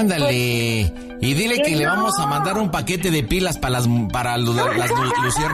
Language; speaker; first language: Spanish; native; Spanish